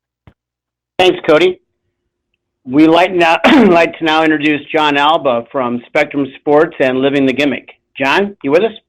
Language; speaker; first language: English; native; English